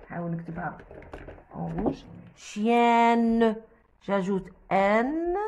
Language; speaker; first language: French; non-native, local second language; Arabic